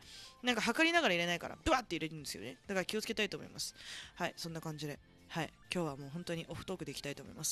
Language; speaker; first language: Japanese; native; Japanese